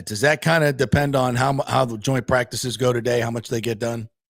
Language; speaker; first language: English; native; English